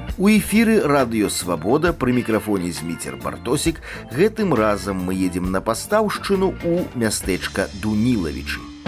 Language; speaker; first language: Belarusian; native; Belarusian